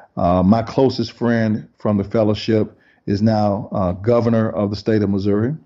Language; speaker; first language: English; native; English